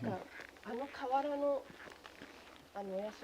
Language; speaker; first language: Japanese; native; Japanese